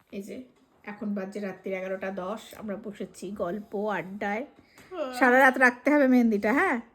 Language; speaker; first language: Bangla; non-native, local second language; Hindi